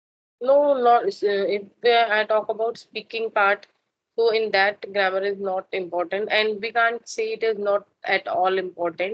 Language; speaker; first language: English; non-native, learner; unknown